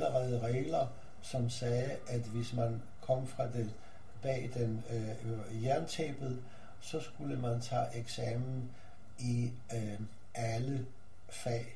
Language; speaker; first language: Danish; non-native, fluent; Polish